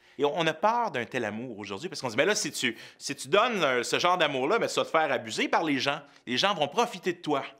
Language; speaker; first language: French; native; French